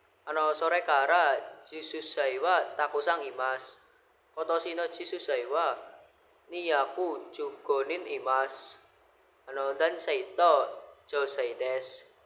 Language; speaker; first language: Japanese; non-native, learner; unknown